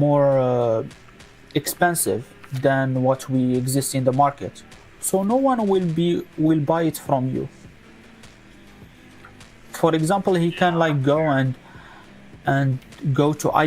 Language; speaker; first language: English; non-native, local second language; Arabic